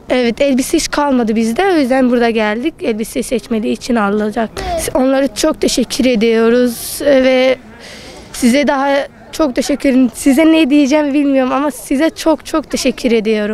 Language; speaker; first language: Turkish; non-native, local second language; Kurdish